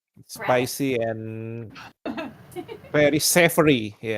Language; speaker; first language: English; non-native, learner; Indonesian